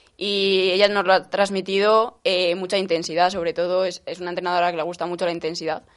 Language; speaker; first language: Spanish; native; Spanish